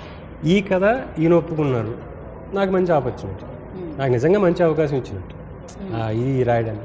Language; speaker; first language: Telugu; native; Telugu